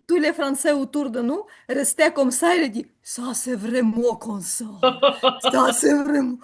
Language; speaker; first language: French; non-native, learner; Ukrainian